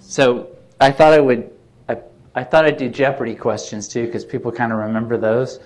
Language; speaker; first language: English; native; English